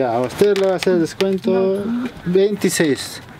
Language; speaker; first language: Spanish; native; Spanish